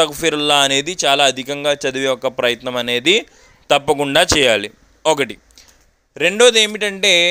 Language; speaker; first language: Telugu; non-native, local second language; Urdu